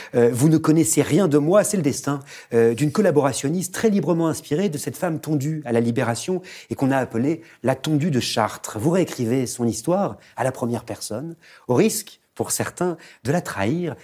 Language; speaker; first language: French; native; French